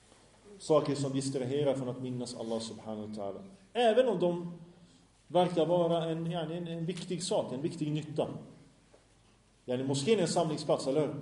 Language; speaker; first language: Swedish; early bilingual, other home language; Arabic